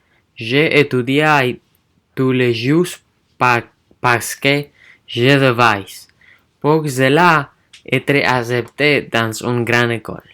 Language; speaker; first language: French; non-native, learner; English